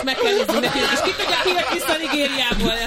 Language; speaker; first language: Hungarian; native; Hungarian